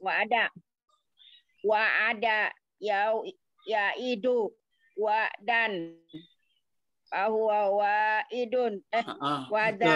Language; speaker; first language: Arabic; non-native, learner; Indonesian